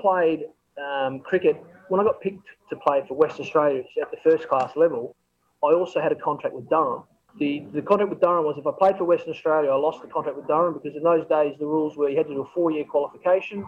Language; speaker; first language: English; native; English